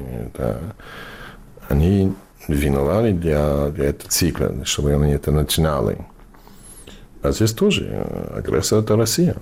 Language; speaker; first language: Russian; non-native, fluent; English